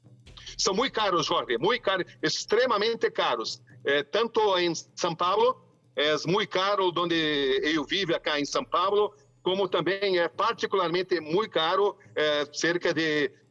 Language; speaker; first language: Spanish; non-native, fluent; Portuguese